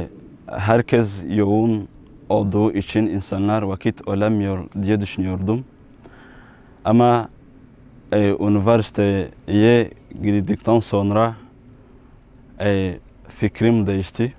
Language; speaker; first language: Turkish; non-native, learner; Kinyarwanda